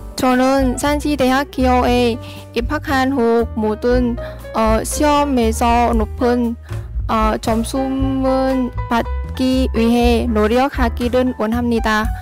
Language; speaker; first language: Korean; non-native, learner; Vietnamese